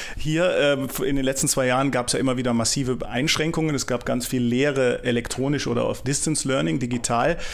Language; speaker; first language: German; native; German